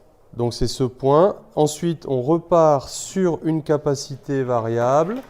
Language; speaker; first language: French; native; French